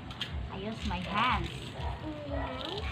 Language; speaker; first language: English; non-native, learner; Filipino